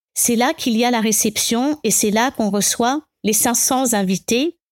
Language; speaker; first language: French; native; French